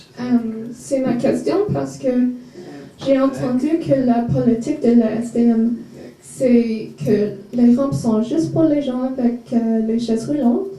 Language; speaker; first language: French; non-native, fluent; English